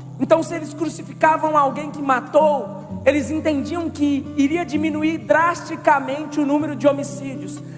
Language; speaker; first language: Portuguese; native; Portuguese